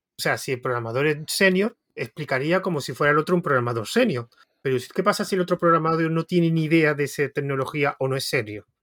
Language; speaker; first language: Spanish; native; Spanish